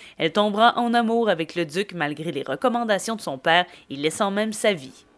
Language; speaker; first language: French; native; French